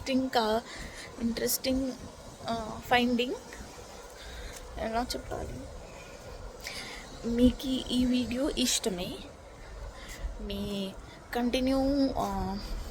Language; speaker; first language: Telugu; non-native, learner; Marathi